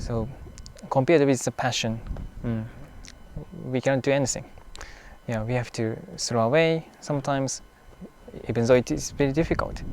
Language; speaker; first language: English; non-native, fluent; Japanese